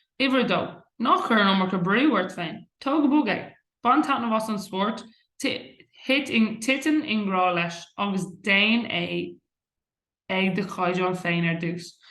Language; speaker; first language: Irish; non-native, local second language; English